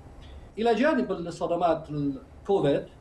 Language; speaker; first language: Arabic; non-native, fluent; Chinese